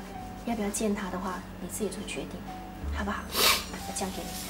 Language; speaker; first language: Chinese; native; Chinese